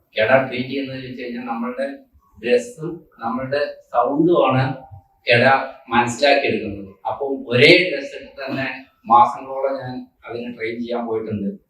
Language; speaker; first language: Malayalam; native; Malayalam